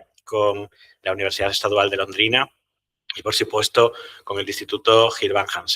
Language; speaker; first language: Spanish; native; Spanish